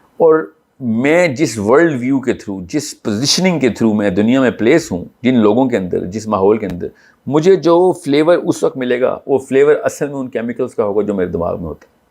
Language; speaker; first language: Urdu; native; Urdu